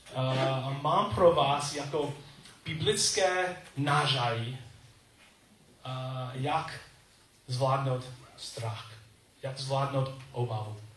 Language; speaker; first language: Czech; non-native, learner; English